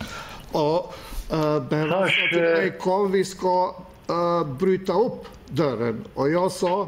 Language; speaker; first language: Swedish; non-native, fluent; Albanian